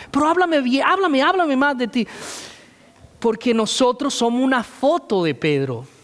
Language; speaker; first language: Spanish; native; Spanish